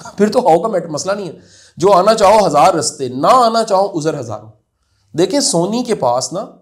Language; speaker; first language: Urdu; non-native, local second language; Punjabi